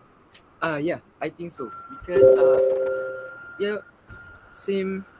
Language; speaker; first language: English; non-native, local second language; Malay